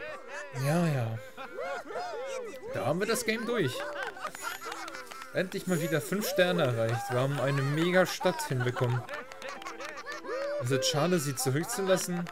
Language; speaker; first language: German; native; German